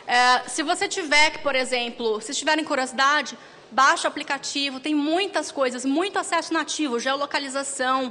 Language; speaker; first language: Portuguese; native; Portuguese